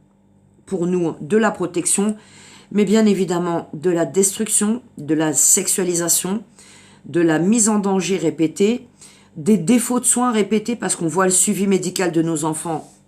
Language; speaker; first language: French; native; French